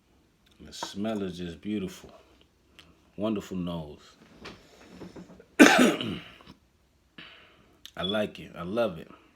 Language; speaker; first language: English; native; English